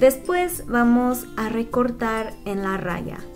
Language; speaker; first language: Spanish; native; Spanish